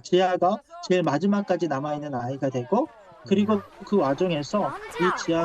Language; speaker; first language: Korean; native; Korean